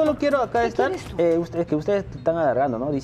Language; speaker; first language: Spanish; native; Spanish